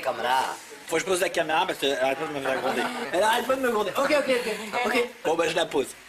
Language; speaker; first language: French; native; French